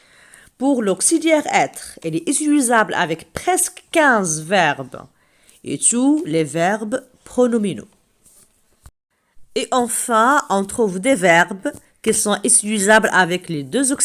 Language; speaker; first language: French; non-native, local second language; Arabic